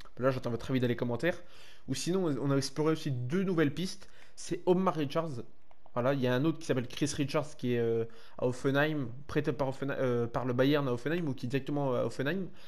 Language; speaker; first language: French; native; French